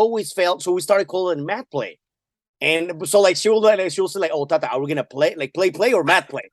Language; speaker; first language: English; non-native, fluent; Spanish